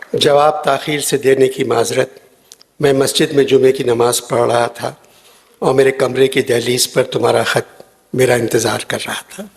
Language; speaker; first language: Urdu; native; Urdu